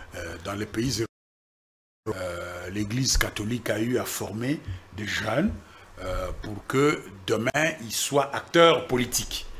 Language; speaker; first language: French; non-native, local second language; Lingala